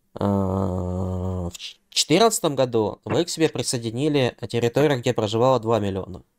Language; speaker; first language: Russian; non-native, local second language; Ukrainian